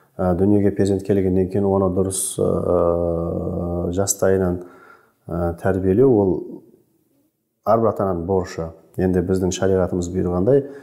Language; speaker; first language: Kazakh; native; Kazakh